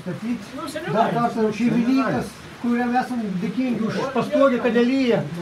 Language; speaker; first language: Lithuanian; native; Lithuanian